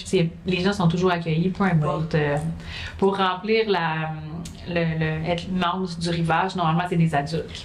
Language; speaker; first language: French; native; French